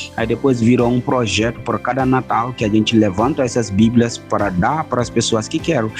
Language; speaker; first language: Portuguese; non-native, fluent; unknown